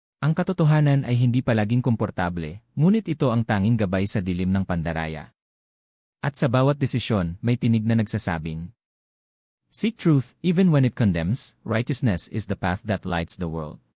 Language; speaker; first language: Filipino; native; Filipino